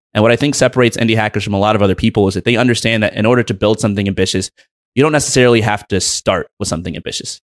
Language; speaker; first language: English; native; English